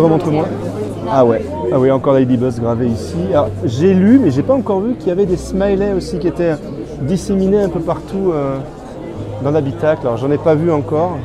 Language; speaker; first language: French; native; French